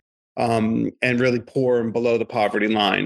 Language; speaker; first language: English; native; English